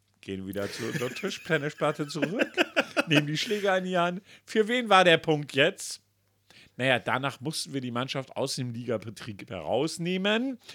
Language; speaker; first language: German; native; German